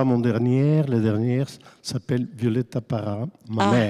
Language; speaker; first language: French; non-native, fluent; Spanish